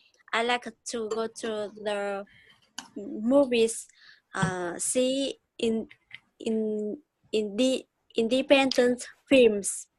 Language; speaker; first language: English; non-native, learner; Vietnamese